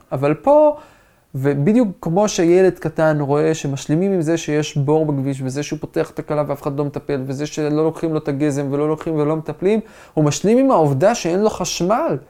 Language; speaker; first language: Hebrew; non-native, local second language; Arabic